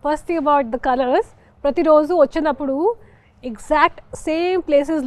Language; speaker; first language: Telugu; non-native, fluent; Hindi